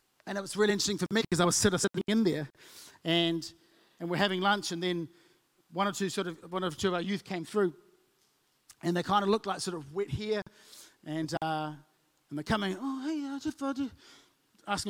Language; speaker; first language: English; native; English